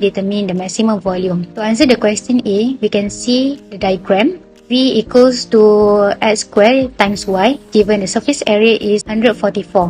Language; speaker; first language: English; non-native, local second language; Malay